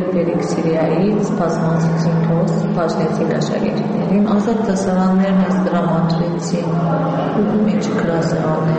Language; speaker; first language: Armenian; early bilingual, heritage; Armenian